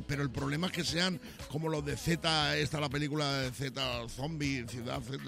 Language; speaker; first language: Spanish; native; Spanish